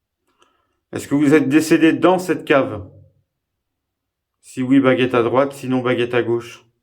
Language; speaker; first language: French; native; French